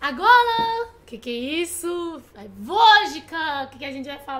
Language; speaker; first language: Portuguese; non-native, fluent; Chinese